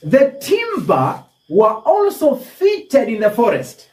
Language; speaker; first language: English; non-native, local second language; Swahili